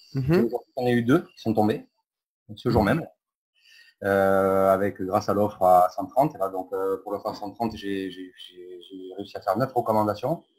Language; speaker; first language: French; native; French